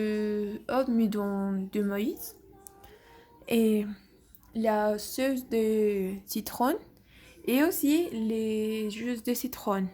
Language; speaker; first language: French; non-native, learner; Spanish